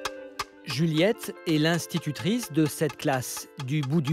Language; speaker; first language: French; native; French